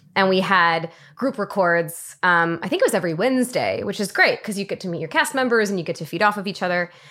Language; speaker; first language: English; early bilingual, other home language; Thai